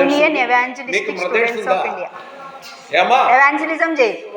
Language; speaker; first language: Malayalam; non-native, local second language; Telugu